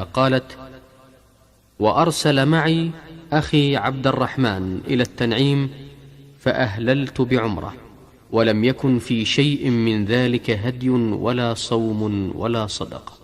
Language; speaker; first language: Arabic; native; Arabic